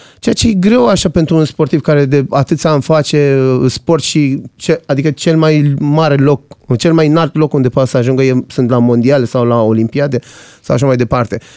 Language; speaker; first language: Romanian; non-native, fluent; Persian